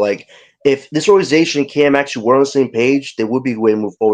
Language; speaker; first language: English; native; English